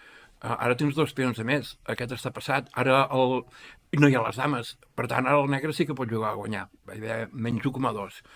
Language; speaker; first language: Catalan; native; Catalan